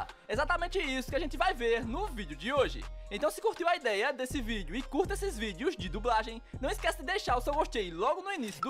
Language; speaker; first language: Portuguese; native; Portuguese